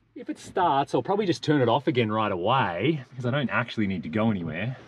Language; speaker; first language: English; native; English